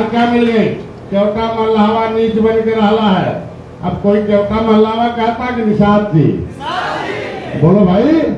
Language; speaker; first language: Hindi; native; Hindi